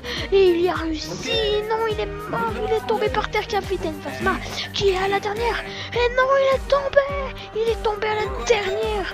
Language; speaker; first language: French; native; French